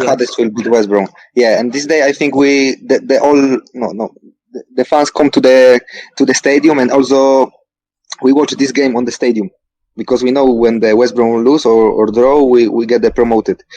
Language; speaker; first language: English; non-native, learner; Polish